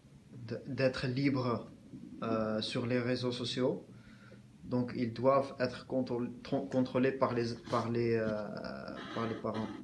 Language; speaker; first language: French; non-native, learner; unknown